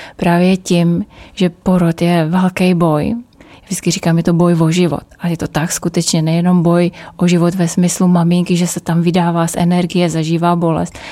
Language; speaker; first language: Czech; native; Czech